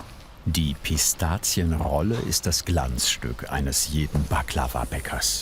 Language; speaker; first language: German; native; German